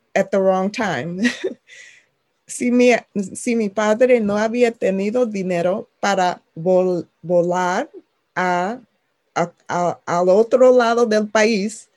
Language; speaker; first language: Spanish; non-native, fluent; English